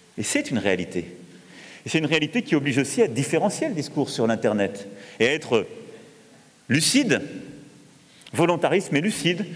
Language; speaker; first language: French; native; French